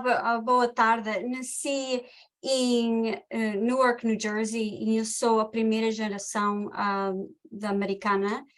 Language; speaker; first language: Portuguese; early bilingual, heritage; Portuguese